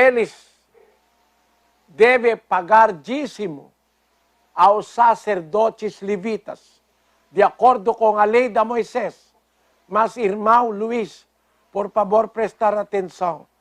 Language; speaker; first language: Portuguese; non-native, fluent; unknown